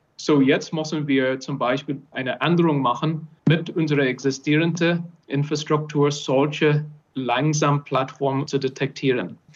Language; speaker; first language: German; non-native, fluent; English